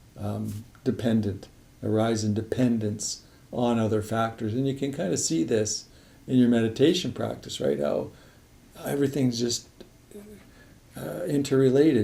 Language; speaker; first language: English; native; English